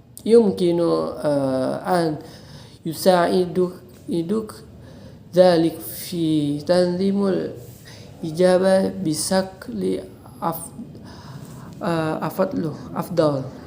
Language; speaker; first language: Arabic; non-native, learner; Indonesian